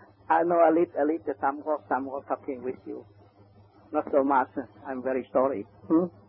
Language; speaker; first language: English; non-native, learner; Vietnamese